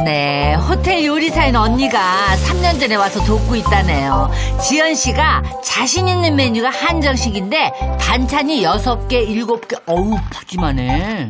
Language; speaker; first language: Korean; native; Korean